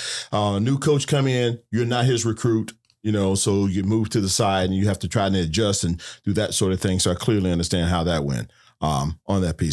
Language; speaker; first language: English; native; English